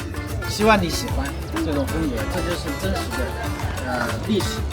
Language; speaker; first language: Chinese; native; Chinese